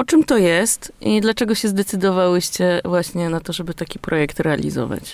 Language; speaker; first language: Polish; native; Polish